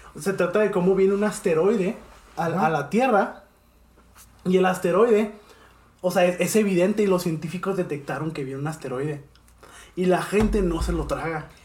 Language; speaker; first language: Spanish; native; Spanish